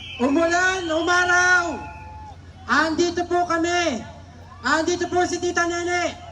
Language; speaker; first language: Filipino; native; Filipino